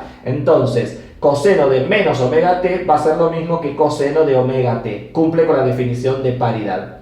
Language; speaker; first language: Spanish; native; Spanish